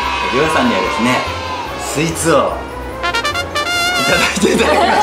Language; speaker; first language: Japanese; native; Japanese